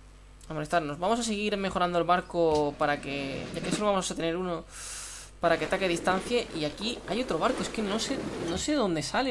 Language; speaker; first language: Spanish; native; Spanish